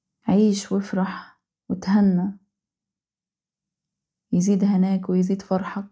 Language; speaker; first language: Arabic; native; Arabic